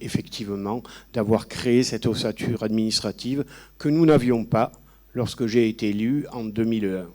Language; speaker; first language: French; native; French